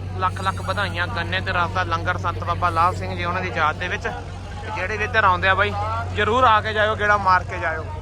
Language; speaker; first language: Punjabi; native; Punjabi